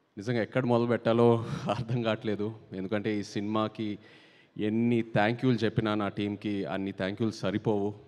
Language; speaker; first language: Telugu; native; Telugu